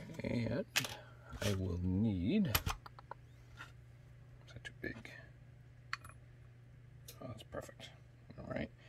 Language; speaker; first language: English; native; English